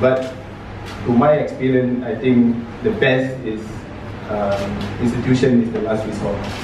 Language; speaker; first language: English; non-native, local second language; Malay